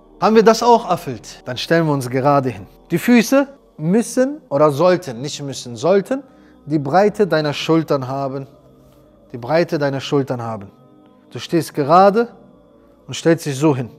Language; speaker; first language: German; native; German